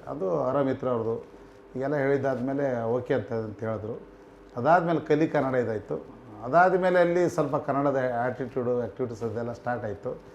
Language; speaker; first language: Kannada; native; Kannada